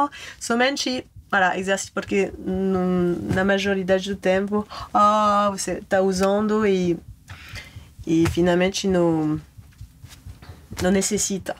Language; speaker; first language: Portuguese; non-native, fluent; French